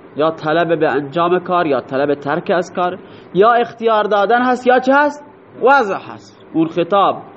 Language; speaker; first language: Persian; non-native, local second language; Baluchi